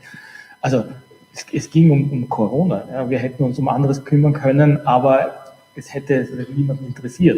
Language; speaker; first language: German; native; German